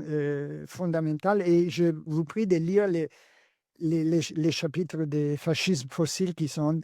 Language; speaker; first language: French; non-native, learner; Italian